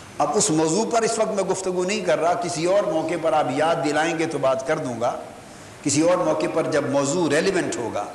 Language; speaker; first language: Urdu; non-native, local second language; Punjabi